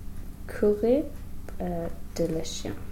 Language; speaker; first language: French; non-native, learner; English